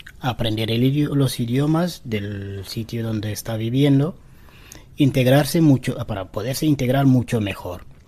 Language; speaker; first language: Spanish; non-native, fluent; Wolof